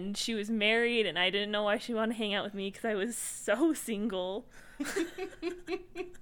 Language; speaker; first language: English; native; English